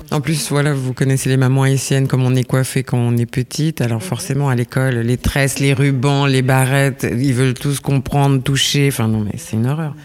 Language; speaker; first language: French; native; French